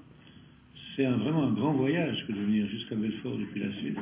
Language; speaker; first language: French; native; French